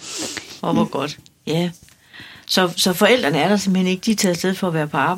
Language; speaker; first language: Danish; native; Danish